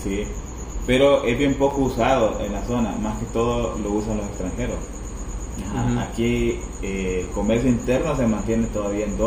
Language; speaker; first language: Spanish; native; Spanish